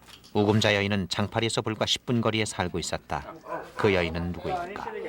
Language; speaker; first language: Korean; native; Korean